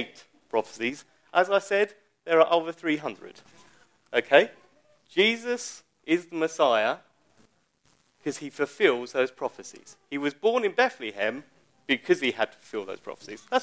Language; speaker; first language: English; native; English